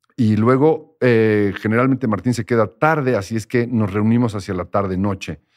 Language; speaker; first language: Spanish; native; Spanish